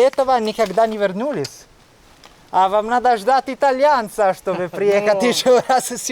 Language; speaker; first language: Russian; non-native, learner; Italian